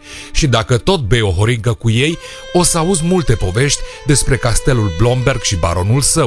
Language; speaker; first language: Romanian; native; Romanian